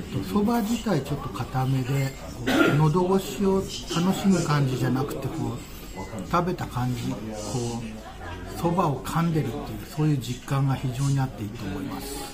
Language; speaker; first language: Japanese; native; Japanese